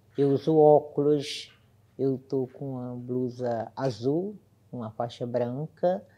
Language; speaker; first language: Portuguese; native; Portuguese